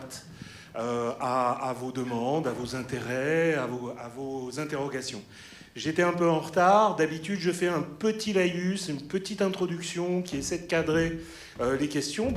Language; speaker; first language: French; native; French